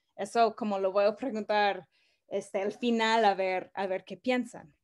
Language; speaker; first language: Spanish; non-native, fluent; English